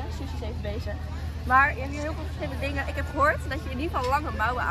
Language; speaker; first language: Dutch; native; Dutch